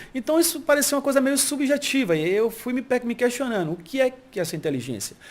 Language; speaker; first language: Portuguese; early bilingual, heritage; Portuguese